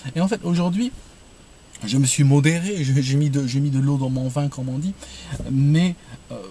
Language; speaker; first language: French; non-native, local second language; Arabic